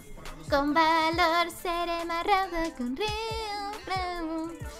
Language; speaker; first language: Spanish; native; Spanish